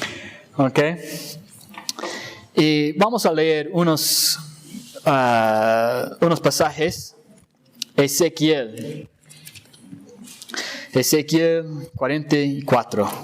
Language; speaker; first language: Spanish; non-native, fluent; English